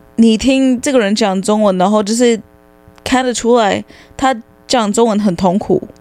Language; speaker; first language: Chinese; non-native, fluent; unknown